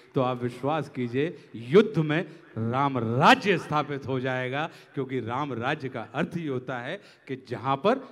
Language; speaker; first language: Hindi; native; Hindi